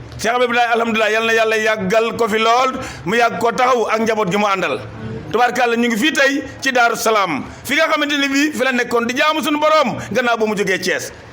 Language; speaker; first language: Wolof; native; Wolof